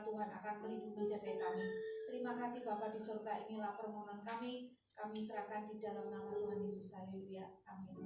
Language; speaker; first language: Indonesian; non-native, local second language; Javanese